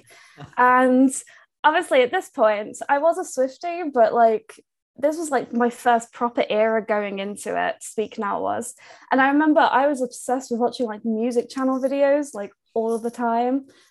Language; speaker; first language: English; native; English